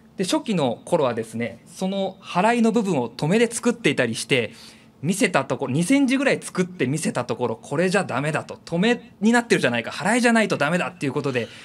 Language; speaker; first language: Japanese; native; Japanese